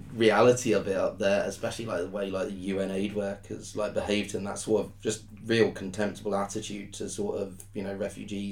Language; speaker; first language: English; native; English